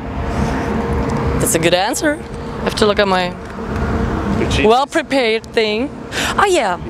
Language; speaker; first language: English; non-native, fluent; German